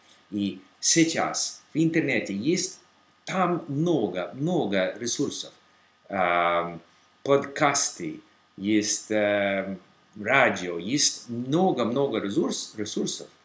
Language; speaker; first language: Russian; non-native, learner; English